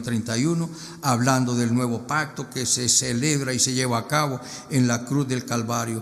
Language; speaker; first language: Spanish; native; Spanish